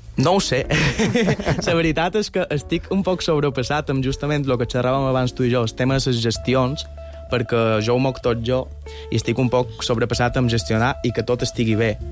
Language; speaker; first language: Catalan; early bilingual, other home language; Bulgarian